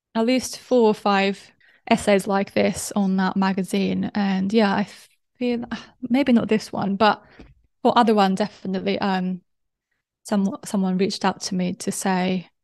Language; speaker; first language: English; non-native, fluent; Japanese